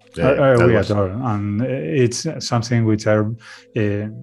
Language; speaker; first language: English; non-native, learner; Spanish